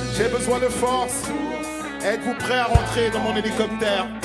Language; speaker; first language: French; native; French